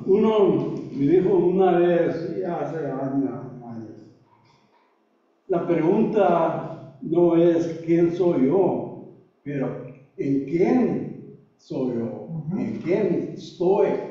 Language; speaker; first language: Spanish; non-native, learner; English